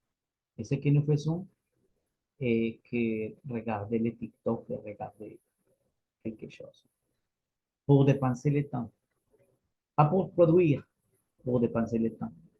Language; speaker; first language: French; non-native, fluent; Spanish